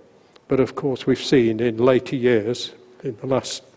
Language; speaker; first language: English; native; English